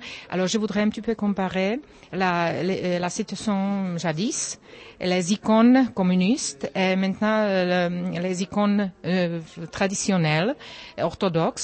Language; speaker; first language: French; non-native, fluent; Czech